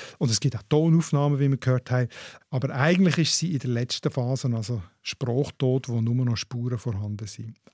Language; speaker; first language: German; native; German